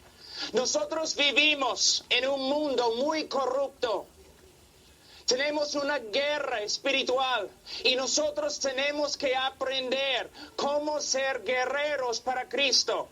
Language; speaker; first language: Spanish; non-native, fluent; English